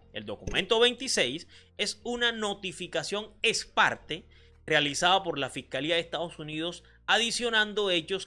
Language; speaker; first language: Spanish; native; Spanish